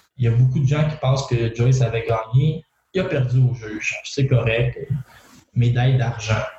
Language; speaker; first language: French; native; French